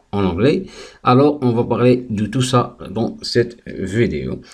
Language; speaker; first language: French; non-native, fluent; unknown